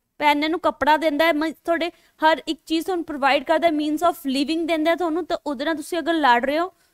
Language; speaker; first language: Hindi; non-native, local second language; Punjabi